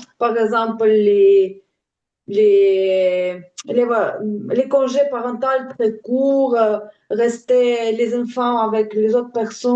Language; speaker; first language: French; non-native, learner; Ukrainian